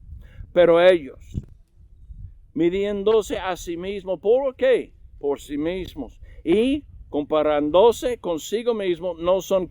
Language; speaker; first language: Spanish; non-native, learner; English